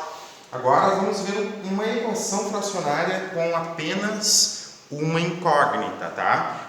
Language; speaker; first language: Portuguese; native; Portuguese